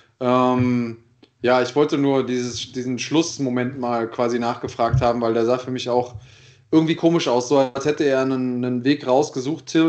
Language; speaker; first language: German; native; German